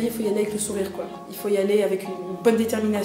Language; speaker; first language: French; early bilingual, other home language; Portuguese